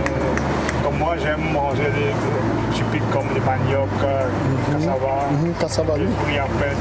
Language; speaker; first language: French; non-native, local second language; Morisyen